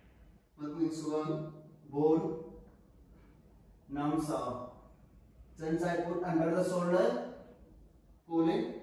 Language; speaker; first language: Vietnamese; non-native, learner; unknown